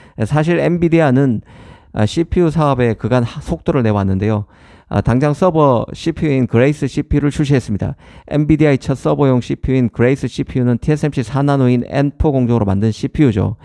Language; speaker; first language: Korean; native; Korean